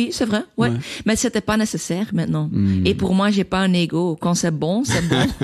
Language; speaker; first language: French; non-native, learner; Dutch